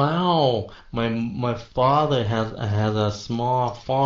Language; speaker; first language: English; non-native, fluent; Vietnamese